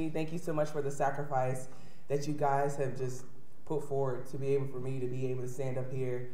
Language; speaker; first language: English; native; English